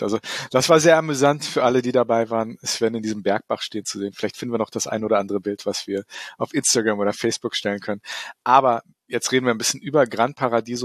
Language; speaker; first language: German; native; German